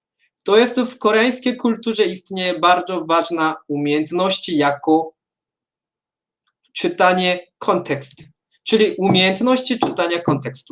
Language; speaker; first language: Polish; non-native, fluent; Korean